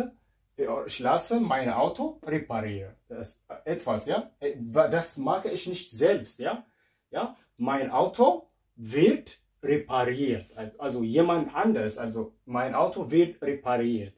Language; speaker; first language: German; non-native, learner; Amharic